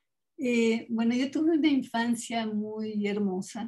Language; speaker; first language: Spanish; native; Spanish